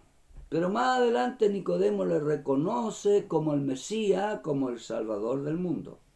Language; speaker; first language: Spanish; native; Spanish